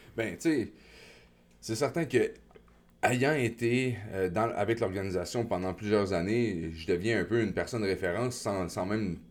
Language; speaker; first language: French; native; French